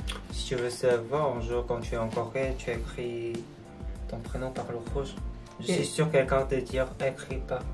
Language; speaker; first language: French; non-native, learner; Korean